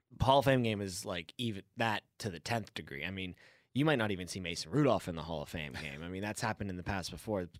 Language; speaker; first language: English; native; English